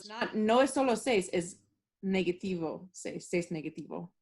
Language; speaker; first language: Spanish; non-native, learner; English